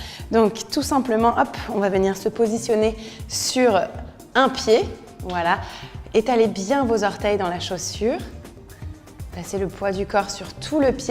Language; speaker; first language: French; native; French